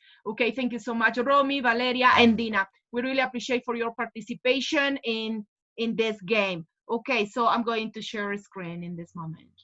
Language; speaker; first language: English; non-native, fluent; Spanish